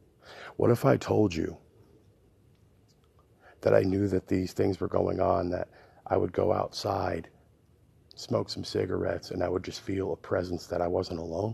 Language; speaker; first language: English; native; English